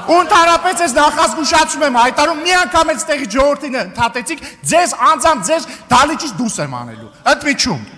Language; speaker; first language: Armenian; native; Armenian